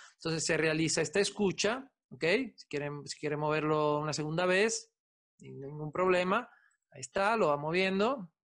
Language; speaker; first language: Spanish; non-native, fluent; Italian